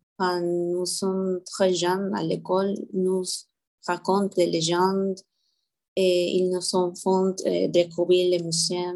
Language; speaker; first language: French; non-native, learner; Spanish